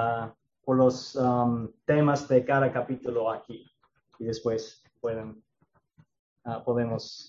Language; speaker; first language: Spanish; non-native, learner; English